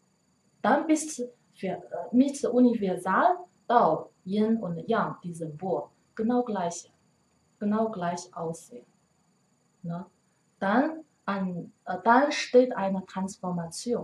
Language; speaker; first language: German; non-native, learner; Chinese